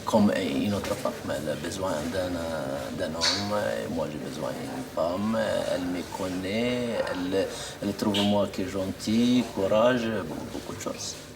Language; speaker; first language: French; non-native, learner; Arabic